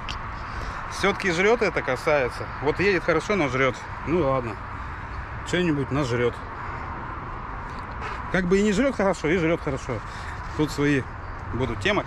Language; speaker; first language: Russian; native; Russian